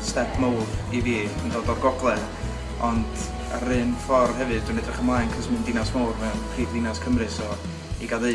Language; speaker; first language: Welsh; native; Welsh